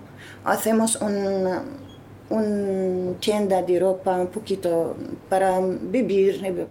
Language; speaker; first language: Spanish; non-native, learner; Arabic